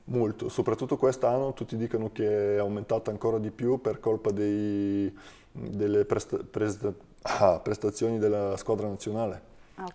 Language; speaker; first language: Italian; non-native, fluent; Bulgarian